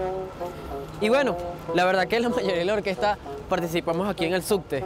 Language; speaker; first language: Spanish; native; Spanish